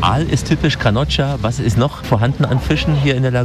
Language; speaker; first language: German; native; German